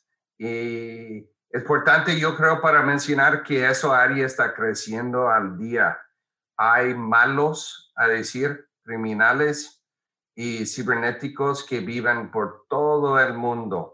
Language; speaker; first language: Spanish; non-native, fluent; English